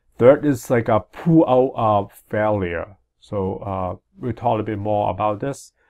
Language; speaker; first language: English; non-native, fluent; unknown